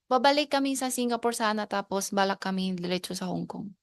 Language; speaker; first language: Filipino; non-native, learner; Chinese